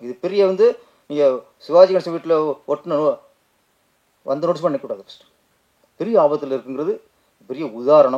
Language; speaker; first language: Tamil; native; Tamil